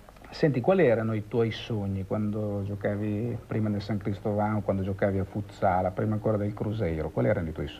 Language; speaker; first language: Italian; native; Italian